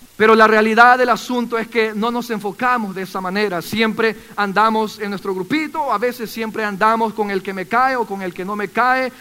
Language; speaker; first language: Spanish; native; Spanish